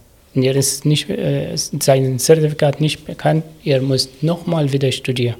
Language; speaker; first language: German; non-native, learner; Arabic